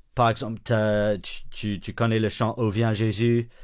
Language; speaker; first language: French; non-native, fluent; English